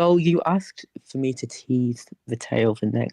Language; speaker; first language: English; native; English